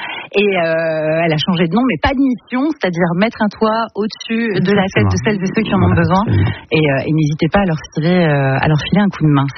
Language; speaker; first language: French; native; French